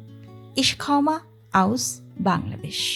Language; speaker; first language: German; non-native, learner; Bangla